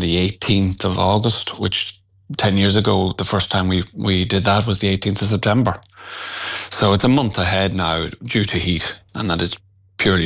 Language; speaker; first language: English; native; English